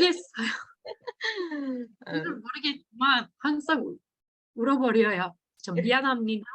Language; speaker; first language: Korean; non-native, fluent; Turkish